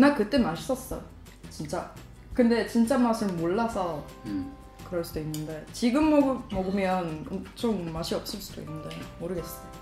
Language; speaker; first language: Korean; non-native, fluent; Swedish